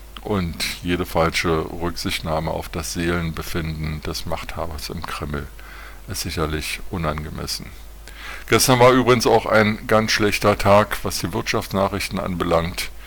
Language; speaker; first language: German; native; German